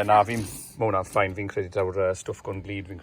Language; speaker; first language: Welsh; native; Welsh